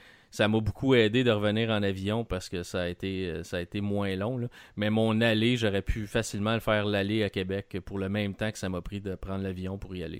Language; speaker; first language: French; native; French